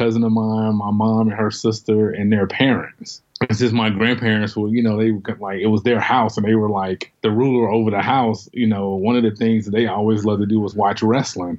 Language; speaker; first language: English; native; English